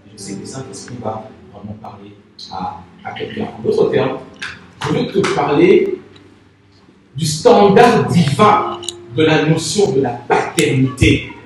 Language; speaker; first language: French; non-native, local second language; Lingala